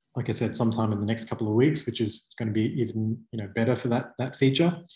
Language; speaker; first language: English; native; English